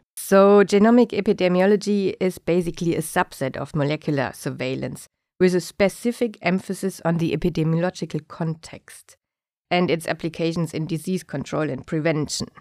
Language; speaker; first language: English; non-native, fluent; German